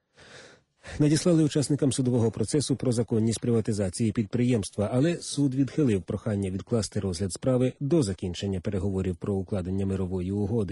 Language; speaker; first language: Ukrainian; native; Ukrainian